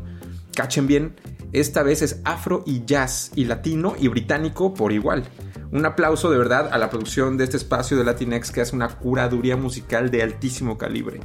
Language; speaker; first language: Spanish; native; Spanish